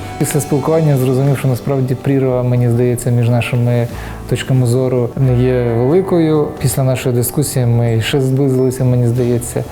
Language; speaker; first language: Ukrainian; non-native, local second language; Russian